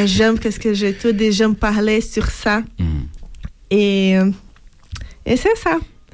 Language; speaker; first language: French; non-native, fluent; Portuguese